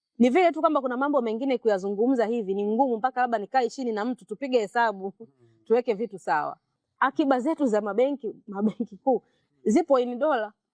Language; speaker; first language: Swahili; native; Swahili